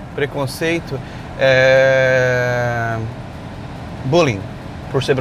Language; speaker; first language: Portuguese; native; Portuguese